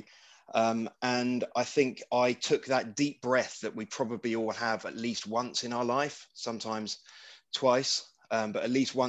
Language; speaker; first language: English; native; English